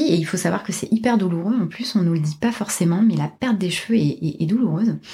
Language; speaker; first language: French; native; French